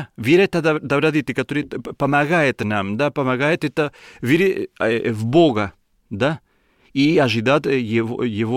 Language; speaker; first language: Russian; non-native, learner; Spanish